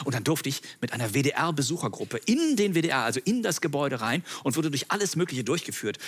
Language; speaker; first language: German; native; German